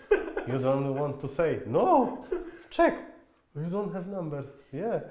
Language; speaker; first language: English; non-native, fluent; Polish